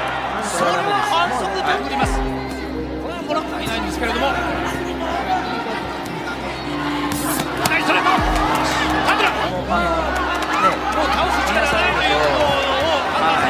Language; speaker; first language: Japanese; native; Japanese